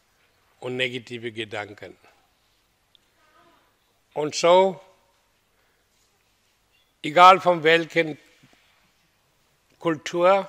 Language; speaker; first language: German; non-native, learner; Hindi